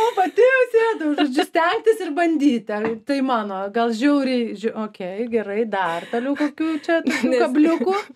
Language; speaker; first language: Lithuanian; native; Lithuanian